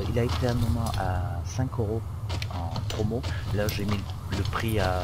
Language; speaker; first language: French; native; French